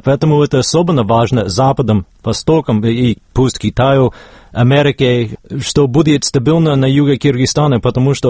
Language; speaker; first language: Russian; non-native, fluent; English